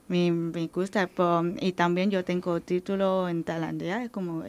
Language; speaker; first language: Spanish; non-native, learner; Thai